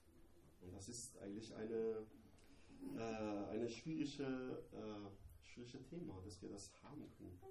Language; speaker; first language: German; non-native, learner; Persian